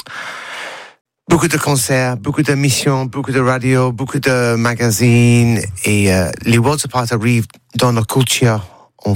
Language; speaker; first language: French; non-native, learner; English